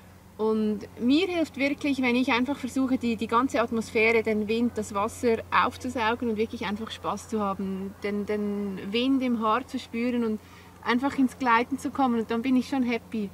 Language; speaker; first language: German; native; German